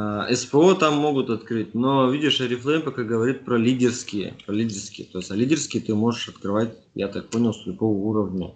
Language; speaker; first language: Russian; native; Russian